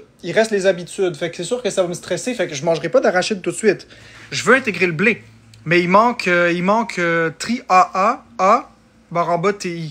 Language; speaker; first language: French; native; French